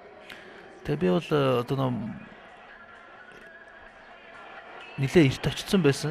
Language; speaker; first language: Mongolian; native; Mongolian